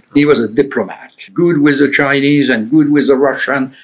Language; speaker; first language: English; non-native, fluent; French